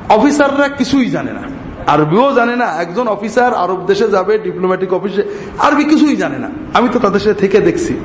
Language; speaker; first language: Bangla; native; Bangla